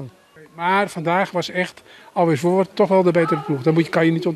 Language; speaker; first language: Dutch; native; Dutch